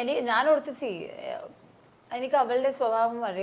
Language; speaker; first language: Malayalam; non-native, learner; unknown